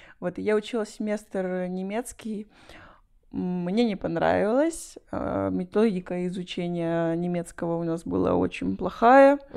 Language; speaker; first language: Russian; non-native, fluent; Spanish